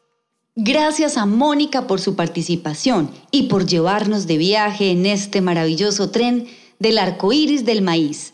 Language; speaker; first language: Spanish; native; Spanish